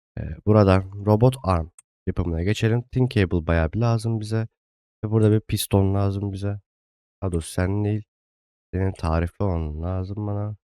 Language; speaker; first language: Turkish; native; Turkish